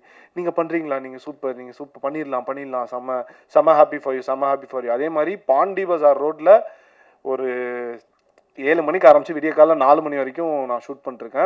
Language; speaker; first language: Tamil; native; Tamil